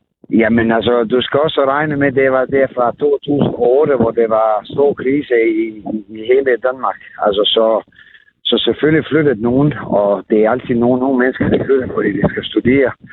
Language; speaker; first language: Danish; non-native, fluent; Serbian